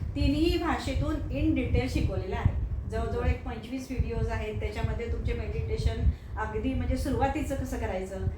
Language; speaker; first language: Marathi; non-native, local second language; Gujarati